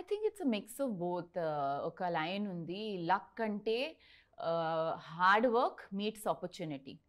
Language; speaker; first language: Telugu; non-native, learner; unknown